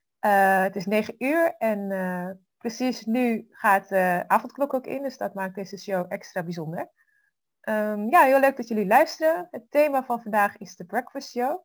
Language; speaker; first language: Dutch; native; Dutch